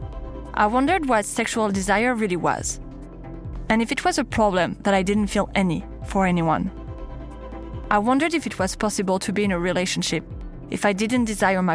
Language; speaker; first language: English; non-native, fluent; French